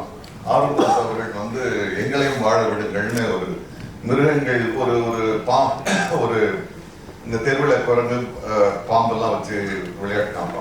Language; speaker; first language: Tamil; native; Tamil